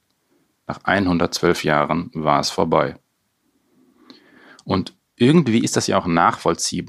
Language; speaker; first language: German; native; German